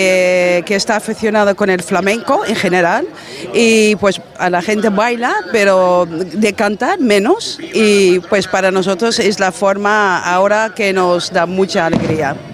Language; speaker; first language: Spanish; non-native, fluent; Dutch